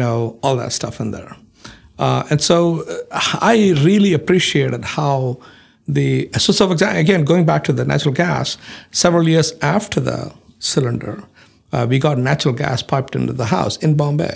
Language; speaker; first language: English; non-native, local second language; Malayalam